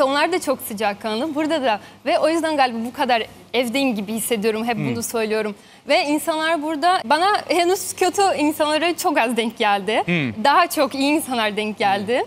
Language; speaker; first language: Turkish; non-native, fluent; Portuguese